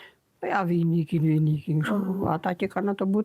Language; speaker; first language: Albanian; native; Albanian